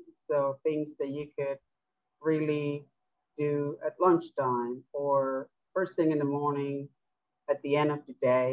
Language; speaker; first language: English; non-native, fluent; Spanish